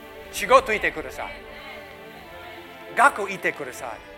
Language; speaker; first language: Japanese; non-native, learner; English